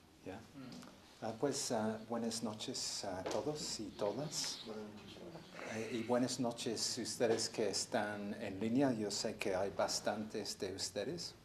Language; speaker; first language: Spanish; non-native, fluent; English